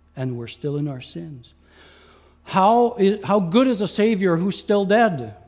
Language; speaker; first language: English; non-native, fluent; French